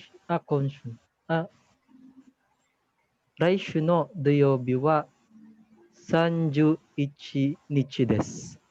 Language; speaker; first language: Japanese; non-native, learner; Filipino